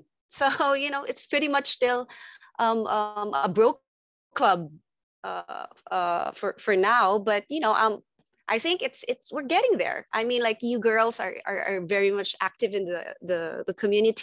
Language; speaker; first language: English; non-native, local second language; Filipino